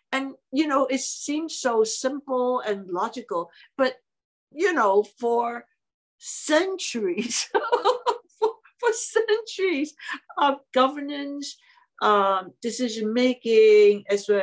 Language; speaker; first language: English; non-native, local second language; Cantonese